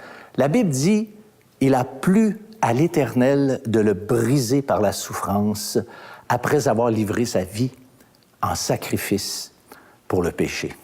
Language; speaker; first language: French; native; French